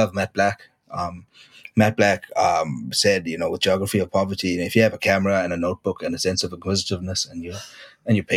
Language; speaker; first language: English; native; English